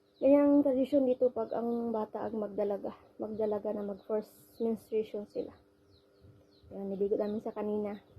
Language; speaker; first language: Filipino; native; Filipino